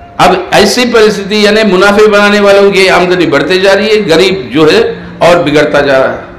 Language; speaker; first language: Hindi; non-native, local second language; Telugu